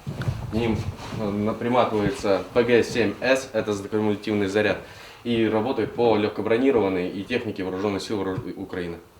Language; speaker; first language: Russian; native; Russian